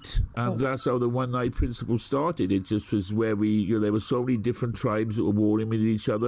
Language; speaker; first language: English; native; English